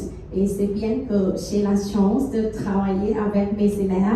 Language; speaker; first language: French; non-native, fluent; Thai